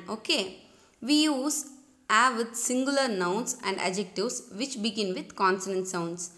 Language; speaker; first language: English; non-native, local second language; Tamil